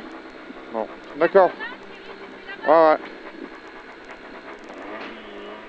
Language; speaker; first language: French; native; French